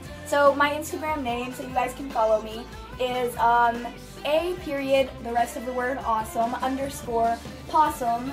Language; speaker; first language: English; native; English